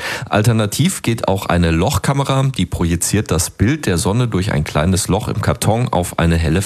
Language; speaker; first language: German; native; German